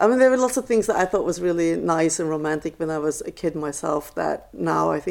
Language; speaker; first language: English; non-native, fluent; Norwegian